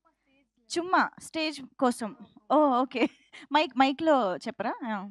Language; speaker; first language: Telugu; native; Telugu